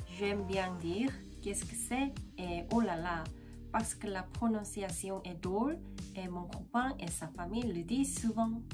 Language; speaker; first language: French; non-native, learner; Korean